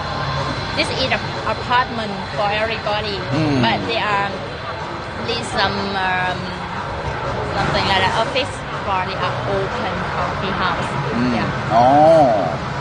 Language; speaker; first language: English; non-native, learner; Vietnamese